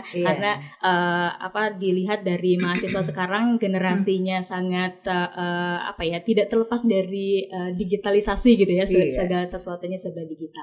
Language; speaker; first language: Indonesian; native; Indonesian